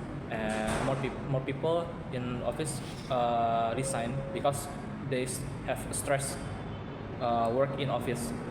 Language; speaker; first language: English; non-native, learner; Indonesian